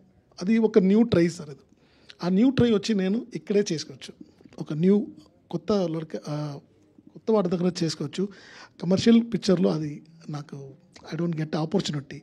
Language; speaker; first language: Telugu; non-native, learner; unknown